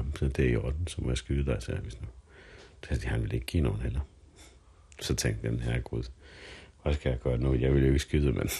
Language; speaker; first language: Danish; non-native, fluent; Finnish